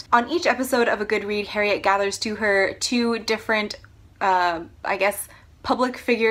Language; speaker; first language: English; native; English